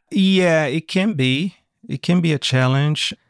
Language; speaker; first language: English; non-native, fluent; Portuguese